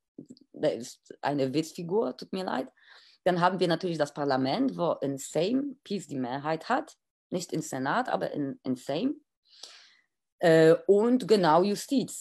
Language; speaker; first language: German; non-native, fluent; Polish